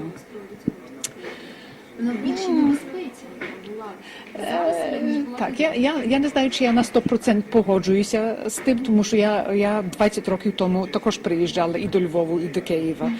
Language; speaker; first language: Ukrainian; early bilingual, heritage; Ukrainian